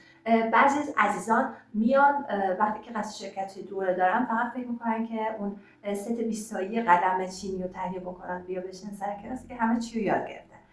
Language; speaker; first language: Persian; native; Persian